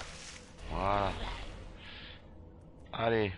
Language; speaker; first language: French; native; French